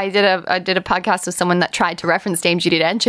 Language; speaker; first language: English; native; English